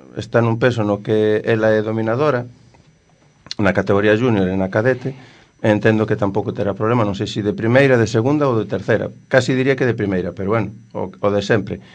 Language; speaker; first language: Galician; non-native, local second language; Spanish